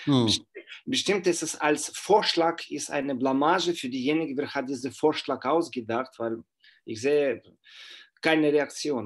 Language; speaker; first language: German; non-native, fluent; Russian